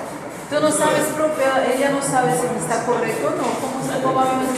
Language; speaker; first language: Spanish; non-native, learner; Portuguese